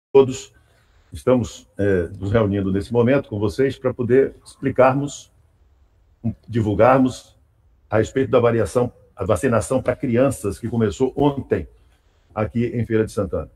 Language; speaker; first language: Portuguese; native; Portuguese